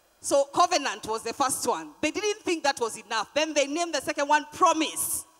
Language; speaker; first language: English; non-native, local second language; Luyia